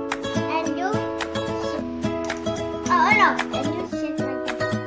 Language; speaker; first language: English; non-native, learner; Indonesian